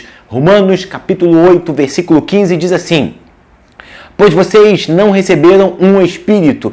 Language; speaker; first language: Portuguese; native; Portuguese